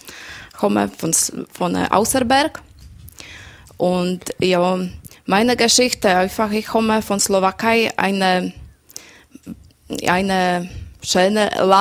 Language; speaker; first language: German; non-native, learner; Slovak